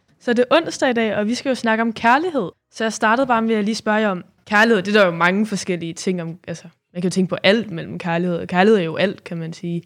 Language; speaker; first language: Danish; native; Danish